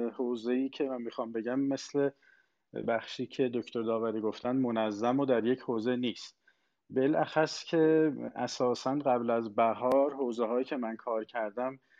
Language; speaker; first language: Persian; non-native, local second language; Azerbaijani